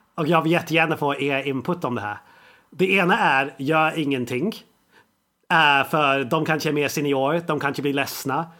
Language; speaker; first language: Swedish; non-native, fluent; English